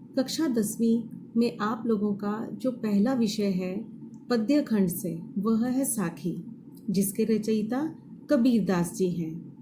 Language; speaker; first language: Hindi; native; Hindi